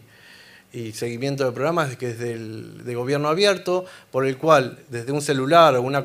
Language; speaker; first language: Spanish; native; Spanish